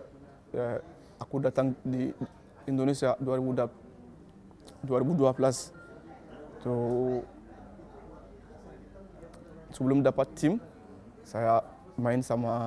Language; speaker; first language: Indonesian; non-native, learner; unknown